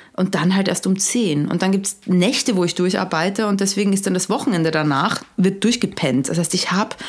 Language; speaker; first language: German; native; German